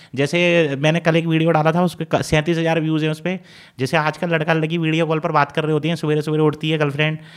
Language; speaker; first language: Hindi; native; Hindi